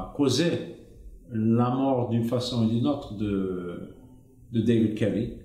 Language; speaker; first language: French; non-native, fluent; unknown